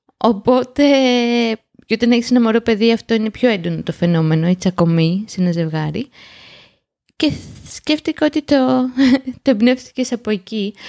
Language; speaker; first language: Greek; native; Greek